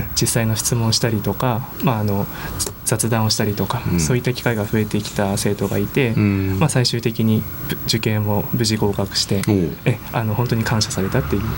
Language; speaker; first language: Japanese; native; Japanese